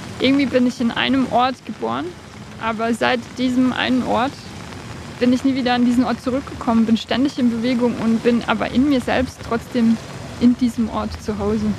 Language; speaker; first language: German; early bilingual, other home language; Bosnian